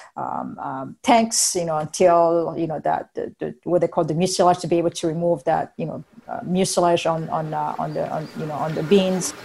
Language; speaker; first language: English; non-native, fluent; Rundi